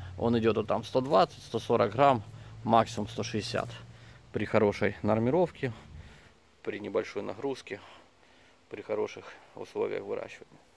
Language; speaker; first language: Russian; non-native, local second language; Ukrainian